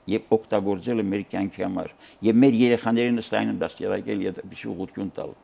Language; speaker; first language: Armenian; native; Armenian